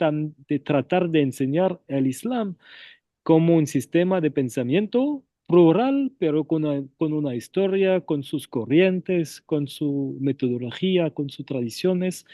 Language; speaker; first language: Spanish; non-native, fluent; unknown